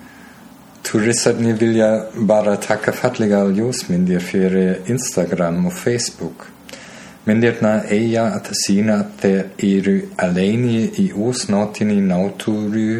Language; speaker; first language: Icelandic; non-native, learner; German